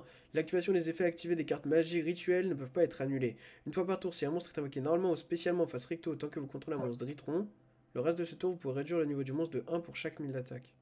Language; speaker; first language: French; native; French